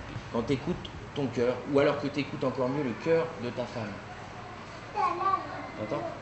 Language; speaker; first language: French; native; French